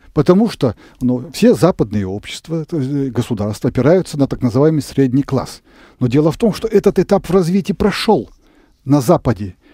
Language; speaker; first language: Russian; native; Russian